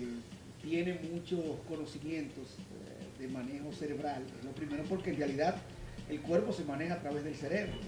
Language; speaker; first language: Spanish; native; Spanish